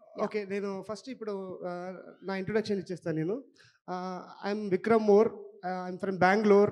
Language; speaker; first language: Telugu; non-native, local second language; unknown